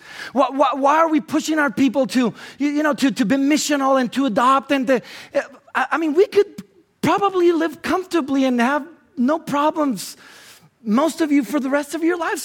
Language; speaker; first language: English; non-native, fluent; Spanish